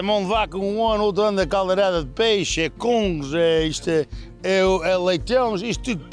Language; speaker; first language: Portuguese; native; Portuguese